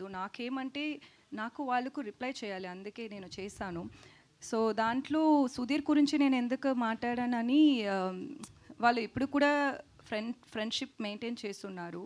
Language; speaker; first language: Telugu; non-native, learner; Tamil